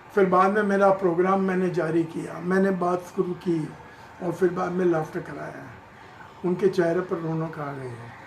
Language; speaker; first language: Hindi; non-native, local second language; Gujarati